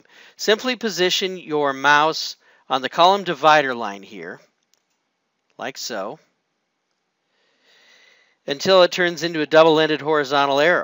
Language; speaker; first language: English; native; English